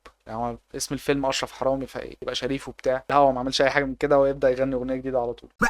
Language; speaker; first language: Arabic; native; Arabic